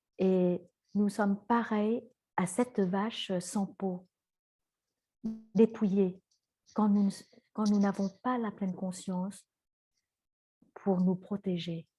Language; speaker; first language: French; non-native, fluent; Vietnamese